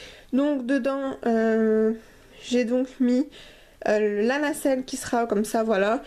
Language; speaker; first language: French; native; French